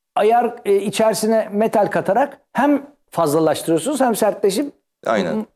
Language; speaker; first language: Turkish; native; Turkish